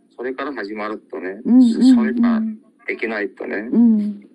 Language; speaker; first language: Japanese; non-native, learner; Korean